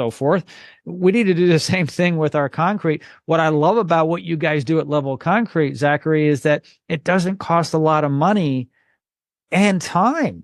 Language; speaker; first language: English; native; English